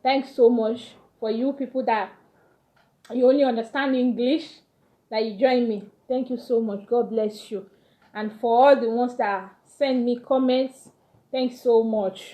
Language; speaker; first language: English; non-native, local second language; Yoruba